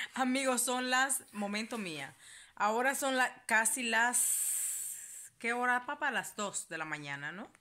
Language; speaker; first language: Spanish; native; Spanish